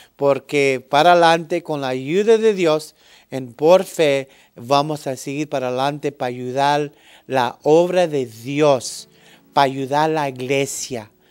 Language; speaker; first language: Spanish; early bilingual, heritage; English